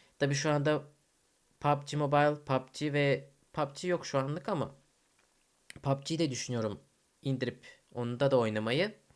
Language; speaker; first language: Turkish; early bilingual, heritage; Turkish